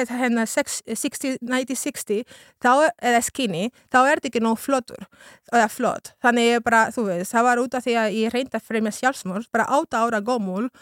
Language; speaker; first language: Icelandic; non-native, fluent; Spanish